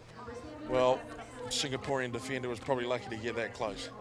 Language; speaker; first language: English; native; English